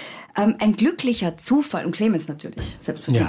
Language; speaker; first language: German; native; German